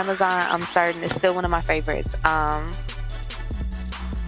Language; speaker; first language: English; native; English